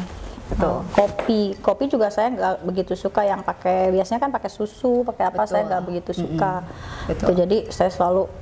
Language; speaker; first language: Indonesian; native; Indonesian